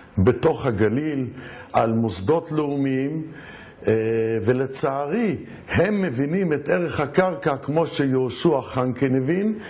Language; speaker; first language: Hebrew; native; Hebrew